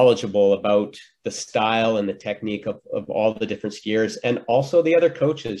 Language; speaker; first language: English; native; English